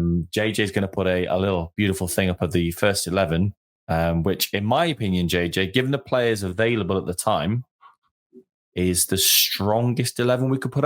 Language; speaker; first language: English; native; English